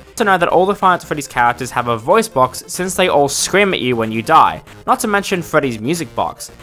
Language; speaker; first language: English; native; English